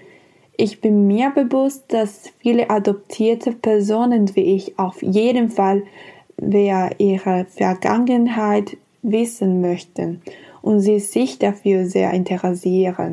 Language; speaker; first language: German; non-native, fluent; Spanish